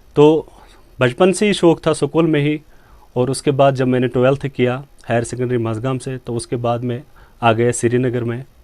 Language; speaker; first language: Hindi; non-native, local second language; Kashmiri